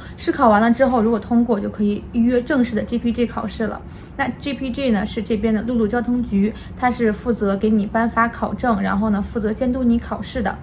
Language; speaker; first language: Chinese; native; Chinese